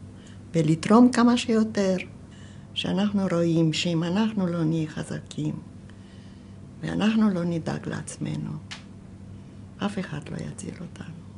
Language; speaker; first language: Hebrew; non-native, fluent; Romanian